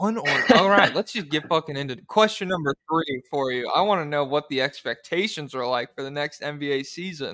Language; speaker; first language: English; native; English